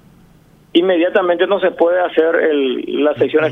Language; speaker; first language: Spanish; native; Spanish